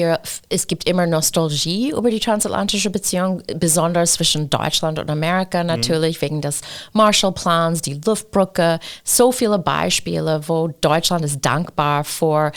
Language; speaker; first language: German; non-native, fluent; English